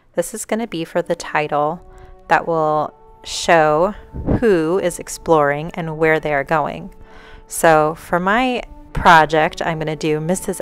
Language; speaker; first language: English; native; English